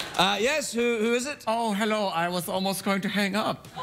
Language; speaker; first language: English; native; English